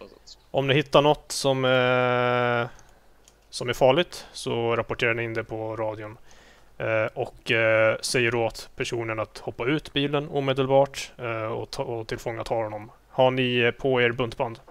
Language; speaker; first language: Swedish; native; Swedish